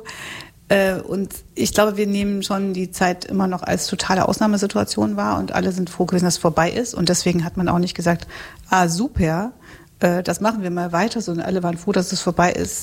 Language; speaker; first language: German; native; German